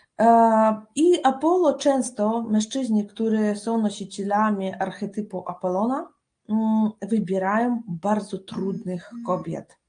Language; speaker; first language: Polish; non-native, fluent; Russian